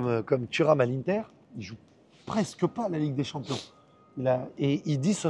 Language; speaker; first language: French; native; French